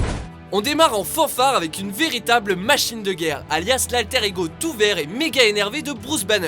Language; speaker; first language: French; native; French